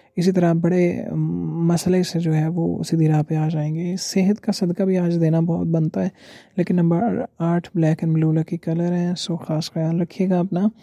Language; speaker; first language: Urdu; native; Urdu